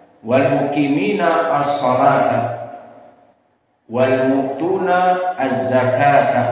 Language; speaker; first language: Arabic; non-native, learner; Indonesian